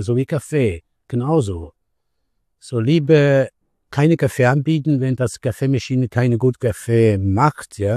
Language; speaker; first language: German; non-native, learner; Italian